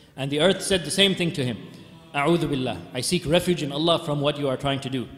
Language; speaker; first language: English; native; English